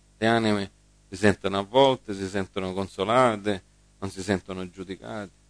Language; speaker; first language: Italian; early bilingual, heritage; English